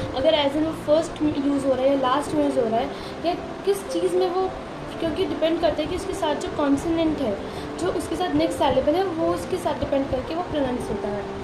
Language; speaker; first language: Hindi; native; Hindi